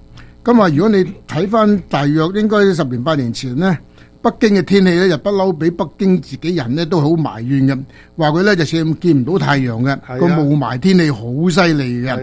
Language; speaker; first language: Chinese; native; Chinese